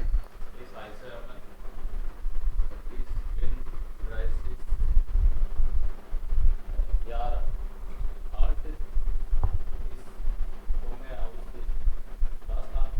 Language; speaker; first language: German; non-native, learner; Hindi